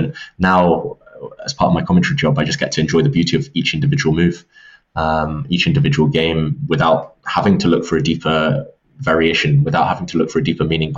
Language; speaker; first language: English; native; English